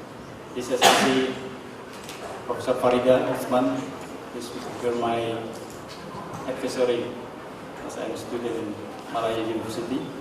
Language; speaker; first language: English; non-native, learner; Indonesian